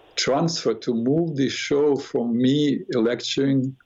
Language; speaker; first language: English; non-native, fluent; Russian